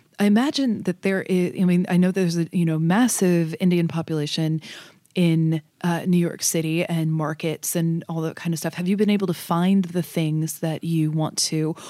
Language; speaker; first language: English; native; English